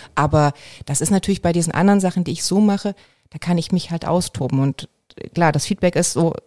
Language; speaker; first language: German; native; German